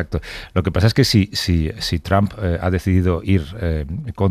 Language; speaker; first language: Spanish; native; Spanish